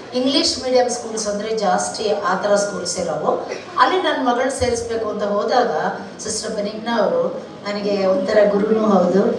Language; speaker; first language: Kannada; non-native, local second language; Telugu